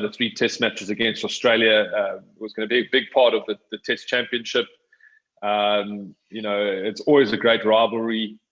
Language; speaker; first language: English; native; English